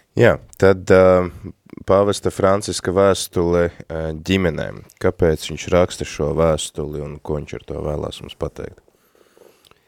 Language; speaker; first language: Latvian; native; Latvian